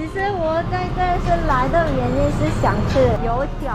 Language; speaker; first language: Chinese; non-native, learner; Korean